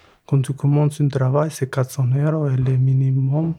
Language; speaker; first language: French; non-native, learner; Albanian